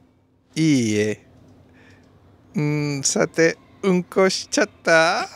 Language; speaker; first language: Japanese; non-native, learner; Spanish